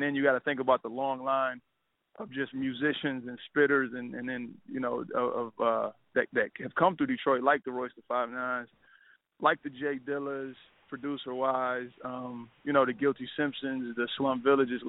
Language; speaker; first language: English; native; English